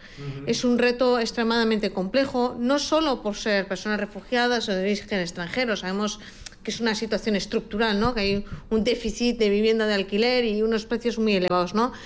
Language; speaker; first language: Spanish; native; Spanish